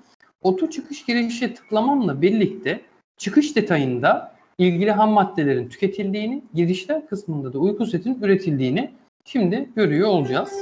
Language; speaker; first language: Turkish; native; Turkish